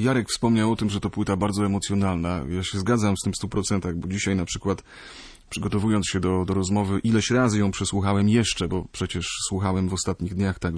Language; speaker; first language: Polish; native; Polish